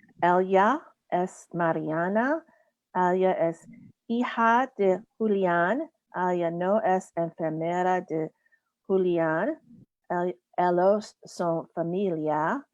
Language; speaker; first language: Spanish; non-native, learner; English